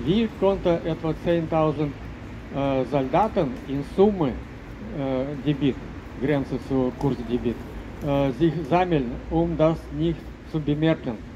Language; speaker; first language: German; non-native, learner; Russian